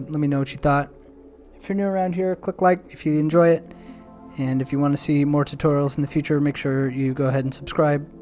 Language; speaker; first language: English; native; English